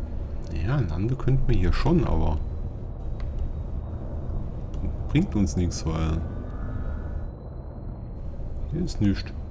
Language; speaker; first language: German; native; German